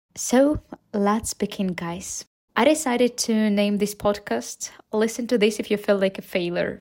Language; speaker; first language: English; non-native, fluent; Ukrainian